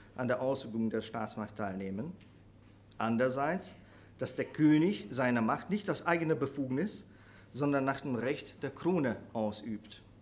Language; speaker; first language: German; non-native, fluent; Hungarian